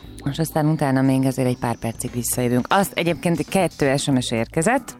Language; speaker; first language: Hungarian; native; Hungarian